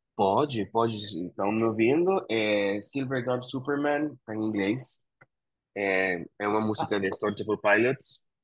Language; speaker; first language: Portuguese; non-native, fluent; Spanish